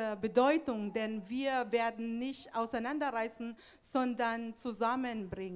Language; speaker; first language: German; non-native, fluent; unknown